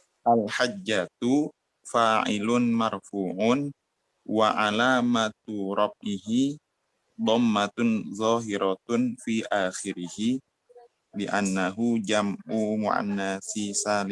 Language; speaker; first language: Arabic; non-native, learner; Indonesian